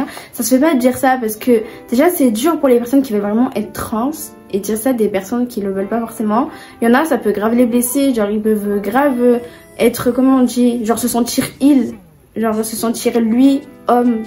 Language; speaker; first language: French; native; French